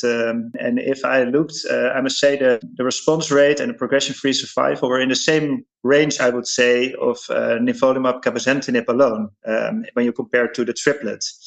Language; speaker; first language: English; non-native, fluent; Dutch